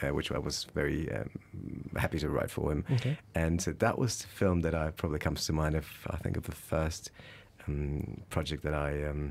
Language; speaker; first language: English; early bilingual, other home language; Russian